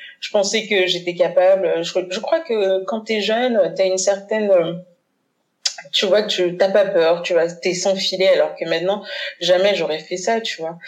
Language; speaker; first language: French; early bilingual, other home language; Haitian Creole